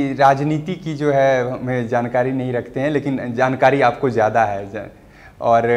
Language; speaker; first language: Hindi; native; Hindi